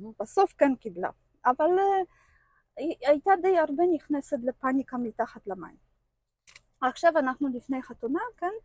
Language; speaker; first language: Hebrew; non-native, fluent; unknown